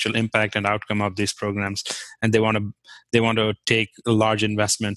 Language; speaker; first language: English; non-native, local second language; Kashmiri